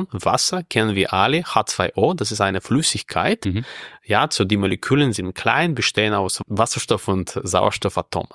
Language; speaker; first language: German; non-native, fluent; Russian